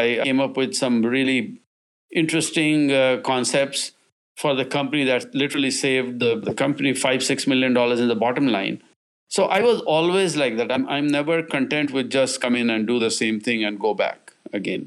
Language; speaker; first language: English; non-native, local second language; Hindi